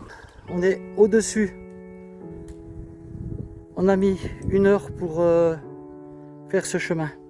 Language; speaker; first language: French; native; French